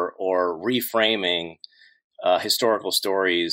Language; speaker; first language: English; native; English